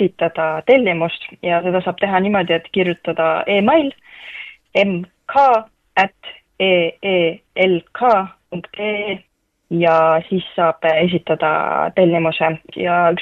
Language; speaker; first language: Estonian; native; Estonian